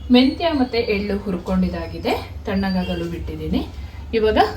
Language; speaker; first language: Kannada; non-native, local second language; Kodava